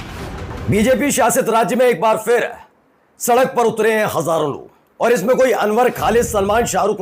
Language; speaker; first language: Hindi; native; Hindi